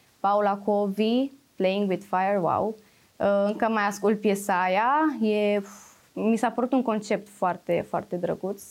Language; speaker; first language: Romanian; native; Romanian